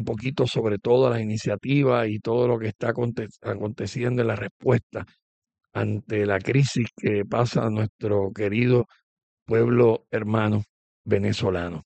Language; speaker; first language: Spanish; native; Spanish